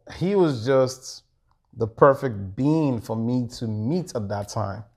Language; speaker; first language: English; non-native, local second language; Igbo